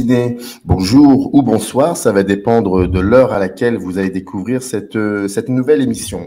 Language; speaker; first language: French; native; French